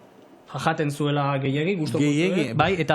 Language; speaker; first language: Basque; native; Basque